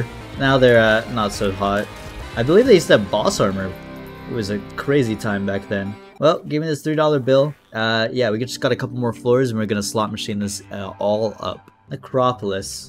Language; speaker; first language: English; native; English